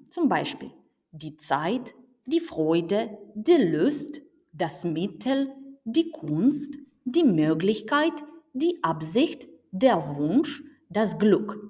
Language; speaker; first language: German; non-native, fluent; Ukrainian